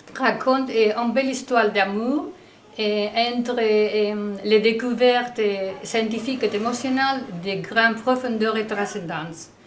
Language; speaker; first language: French; non-native, learner; Spanish